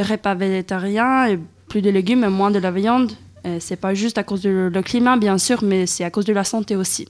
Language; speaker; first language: French; non-native, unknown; Swedish